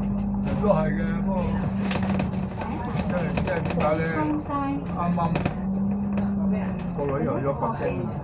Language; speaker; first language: Cantonese; native; Cantonese